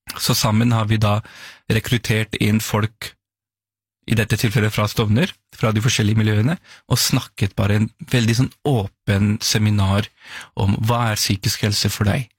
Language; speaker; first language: Norwegian; early bilingual, other home language; Urdu